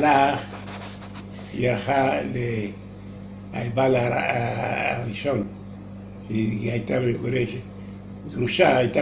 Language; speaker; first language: Hebrew; non-native, learner; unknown